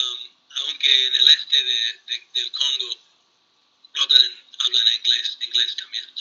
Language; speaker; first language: Spanish; non-native, fluent; English